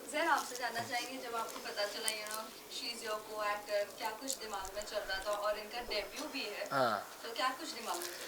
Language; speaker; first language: Hindi; native; Hindi